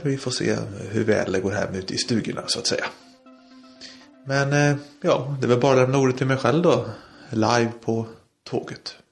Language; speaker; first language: Swedish; native; Swedish